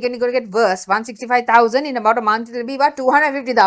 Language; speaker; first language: English; non-native, local second language; Sinhala